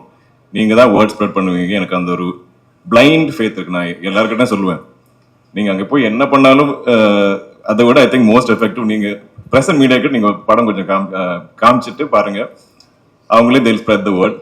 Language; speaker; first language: Tamil; non-native, local second language; Malayalam